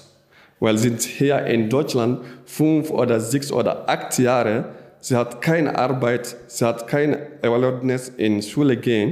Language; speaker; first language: German; non-native, learner; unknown